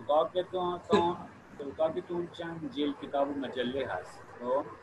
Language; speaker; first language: Persian; non-native, fluent; Urdu